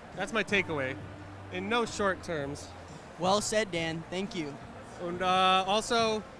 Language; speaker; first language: English; native; English